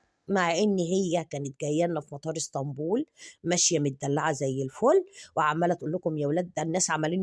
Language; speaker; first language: Arabic; native; Arabic